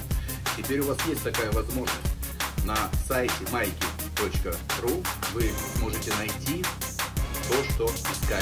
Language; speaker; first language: Russian; native; Russian